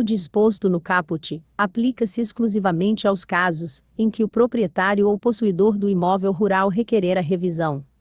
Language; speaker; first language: Portuguese; native; Portuguese